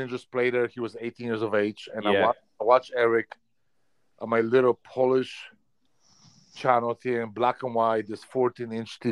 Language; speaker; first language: English; non-native, fluent; Polish